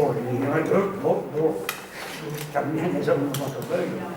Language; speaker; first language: Spanish; non-native, local second language; Catalan